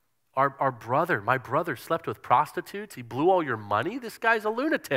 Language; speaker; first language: English; native; English